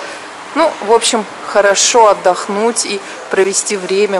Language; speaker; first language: Russian; native; Russian